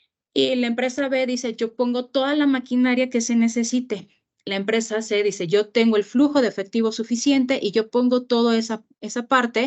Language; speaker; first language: Spanish; native; Spanish